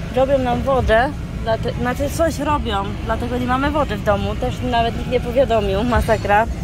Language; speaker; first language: Polish; early bilingual, heritage; Polish